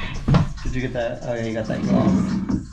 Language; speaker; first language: English; native; English